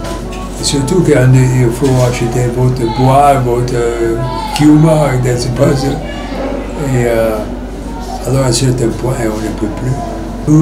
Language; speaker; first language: French; non-native, fluent; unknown